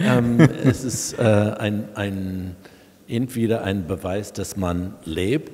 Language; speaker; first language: German; non-native, fluent; English